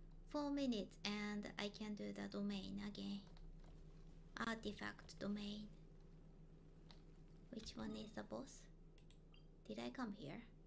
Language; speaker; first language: English; non-native, fluent; Japanese